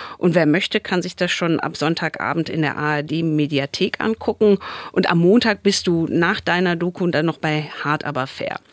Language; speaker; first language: German; native; German